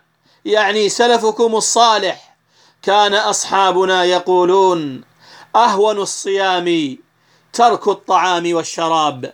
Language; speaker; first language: Arabic; native; Arabic